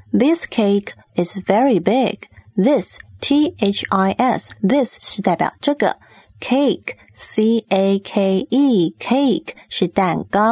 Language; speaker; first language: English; non-native, fluent; Chinese